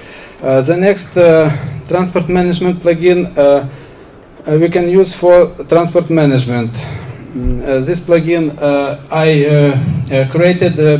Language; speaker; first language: English; non-native, learner; Ukrainian